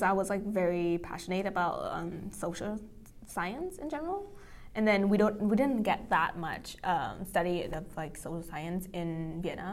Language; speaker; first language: English; non-native, fluent; Vietnamese